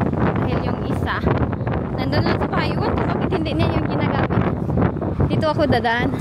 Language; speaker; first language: Filipino; non-native, local second language; Cebuano